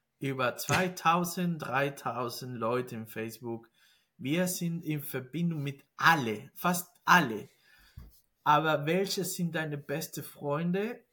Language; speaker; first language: German; non-native, learner; Spanish